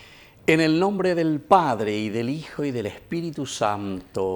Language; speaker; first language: Spanish; native; Spanish